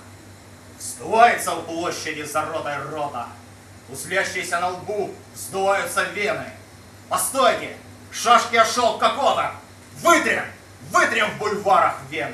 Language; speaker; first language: Russian; native; Russian